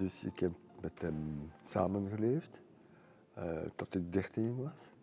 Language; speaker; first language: Dutch; non-native, local second language; French